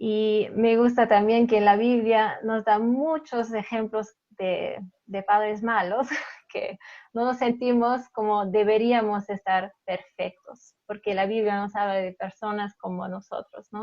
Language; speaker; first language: Spanish; non-native, fluent; German